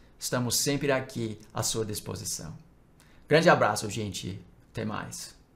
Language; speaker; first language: Portuguese; non-native, fluent; English